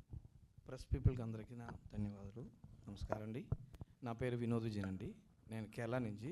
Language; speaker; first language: Telugu; non-native, learner; Malayalam